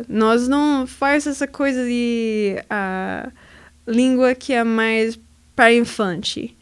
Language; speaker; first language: Portuguese; non-native, learner; English